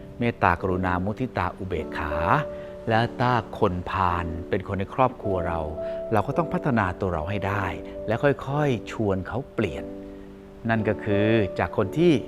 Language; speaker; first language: Thai; native; Thai